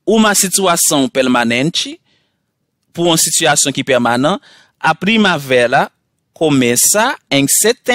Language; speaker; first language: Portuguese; non-native, fluent; Haitian Creole